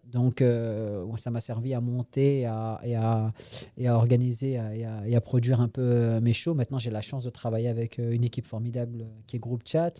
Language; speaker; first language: French; native; French